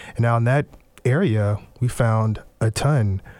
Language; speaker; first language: English; native; English